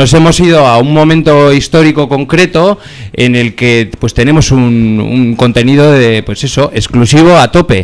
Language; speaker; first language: Spanish; native; Spanish